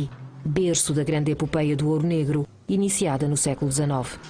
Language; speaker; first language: Portuguese; native; Portuguese